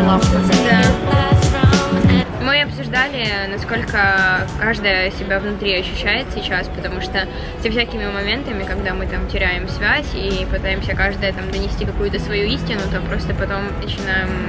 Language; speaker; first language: Russian; native; Russian